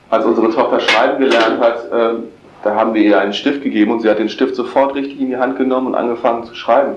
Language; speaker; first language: German; native; German